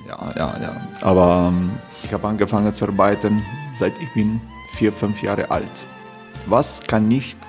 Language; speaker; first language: German; non-native, learner; Croatian